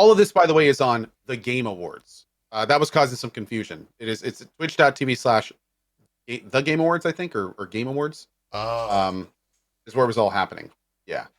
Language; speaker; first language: English; native; English